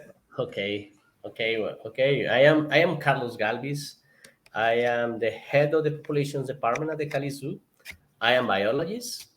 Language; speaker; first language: English; non-native, learner; Spanish